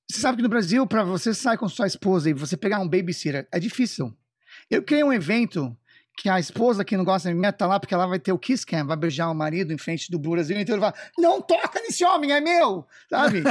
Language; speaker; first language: Portuguese; non-native, fluent; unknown